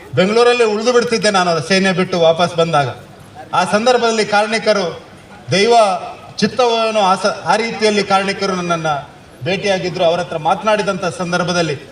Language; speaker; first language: Kannada; non-native, local second language; Tulu